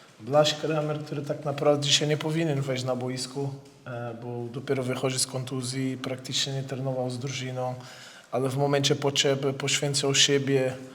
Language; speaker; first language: Polish; non-native, fluent; Portuguese